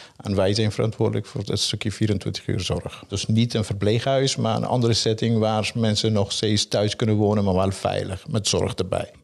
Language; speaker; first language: Dutch; non-native, fluent; Persian